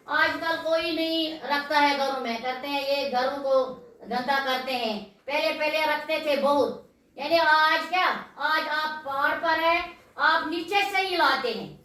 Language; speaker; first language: Hindi; non-native, local second language; Kashmiri